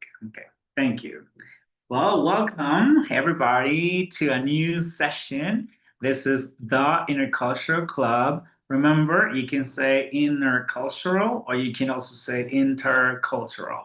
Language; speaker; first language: English; non-native, fluent; Spanish